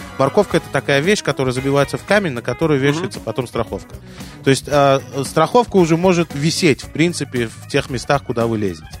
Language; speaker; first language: Russian; native; Russian